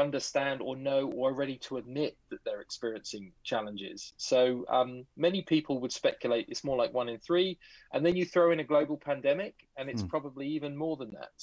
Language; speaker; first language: English; native; English